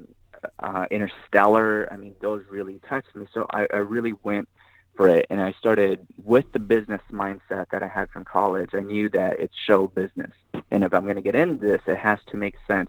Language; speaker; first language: English; native; English